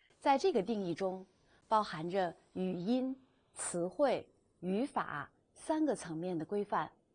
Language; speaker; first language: Chinese; native; Chinese